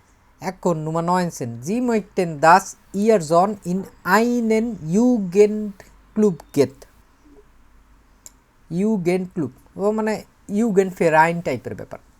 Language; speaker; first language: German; non-native, fluent; Bangla